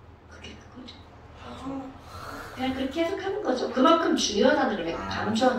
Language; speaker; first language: Korean; native; Korean